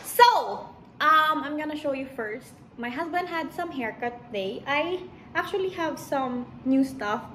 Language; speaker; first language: English; non-native, local second language; Hiligaynon